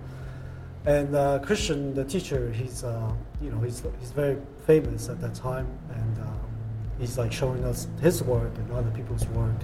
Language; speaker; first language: English; non-native, local second language; Cantonese